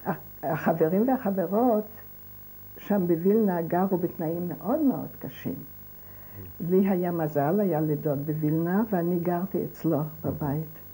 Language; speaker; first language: Hebrew; non-native, fluent; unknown